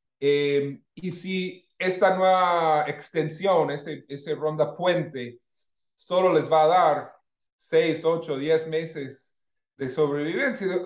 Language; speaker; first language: Spanish; non-native, fluent; English